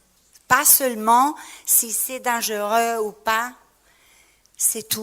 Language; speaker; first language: French; non-native, fluent; Spanish